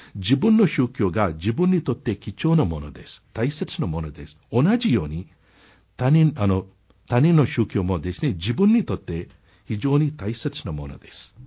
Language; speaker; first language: Japanese; non-native, fluent; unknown